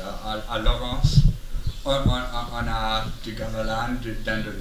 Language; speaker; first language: French; non-native, learner; English